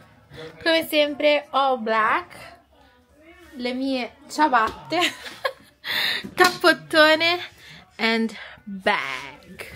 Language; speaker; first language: Italian; early bilingual, other home language; Filipino